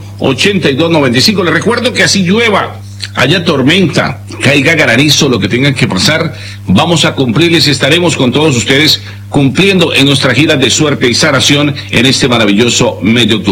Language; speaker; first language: Spanish; native; Spanish